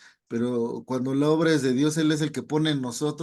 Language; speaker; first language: Spanish; native; Spanish